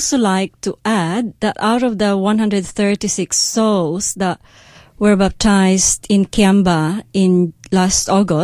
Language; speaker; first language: English; non-native, local second language; Hiligaynon